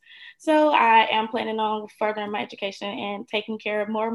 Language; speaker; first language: English; native; English